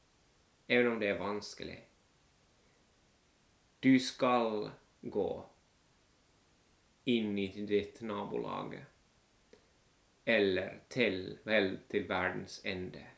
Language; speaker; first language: Norwegian; non-native, fluent; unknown